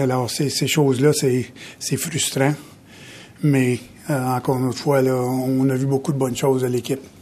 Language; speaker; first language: French; native; French